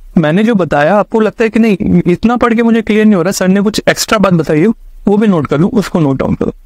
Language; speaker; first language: Hindi; native; Hindi